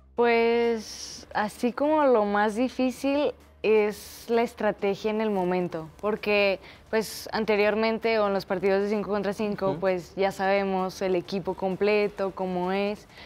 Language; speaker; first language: Spanish; native; Spanish